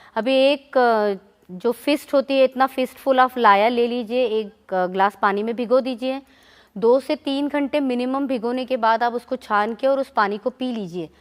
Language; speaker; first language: Hindi; non-native, local second language; Marathi